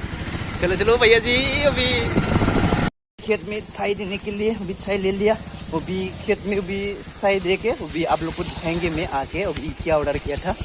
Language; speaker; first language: Hindi; non-native, local second language; Assamese